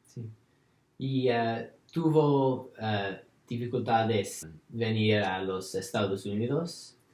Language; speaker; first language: Spanish; non-native, learner; English